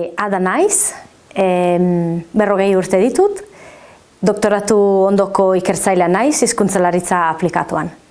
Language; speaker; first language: Basque; non-native, fluent; Friulian